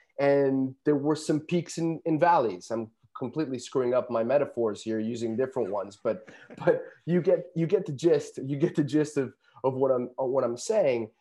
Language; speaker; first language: English; native; English